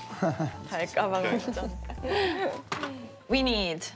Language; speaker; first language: Korean; non-native, learner; German